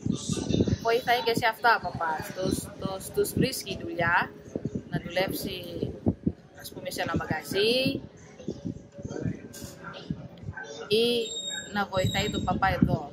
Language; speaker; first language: Greek; non-native, fluent; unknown